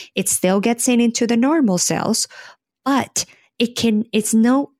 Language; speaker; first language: English; non-native, fluent; Spanish